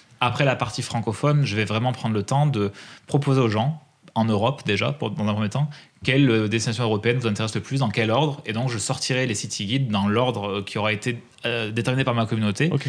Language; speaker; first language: French; native; French